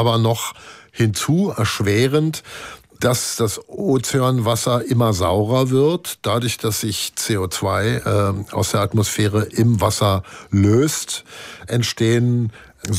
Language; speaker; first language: German; native; German